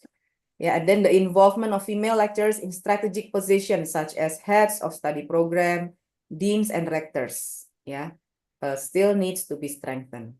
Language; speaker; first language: English; non-native, local second language; Indonesian